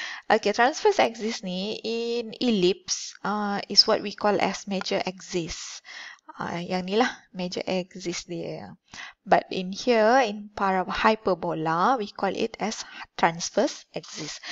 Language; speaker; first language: English; non-native, local second language; Malay